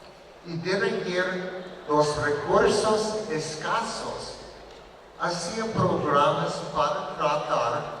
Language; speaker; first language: Spanish; non-native, learner; English